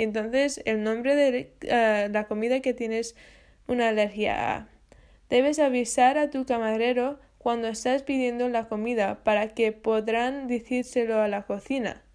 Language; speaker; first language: Spanish; non-native, learner; English